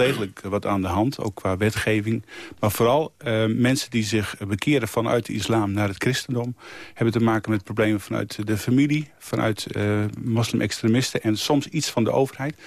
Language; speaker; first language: Dutch; native; Dutch